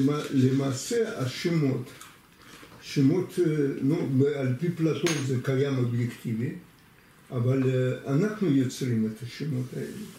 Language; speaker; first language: Hebrew; non-native, fluent; Russian